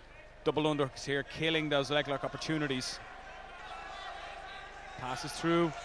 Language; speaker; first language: English; native; English